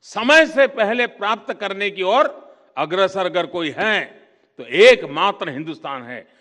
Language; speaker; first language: Hindi; non-native, local second language; Gujarati